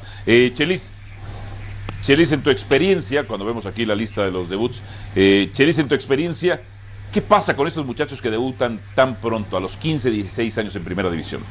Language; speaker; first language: Spanish; native; Spanish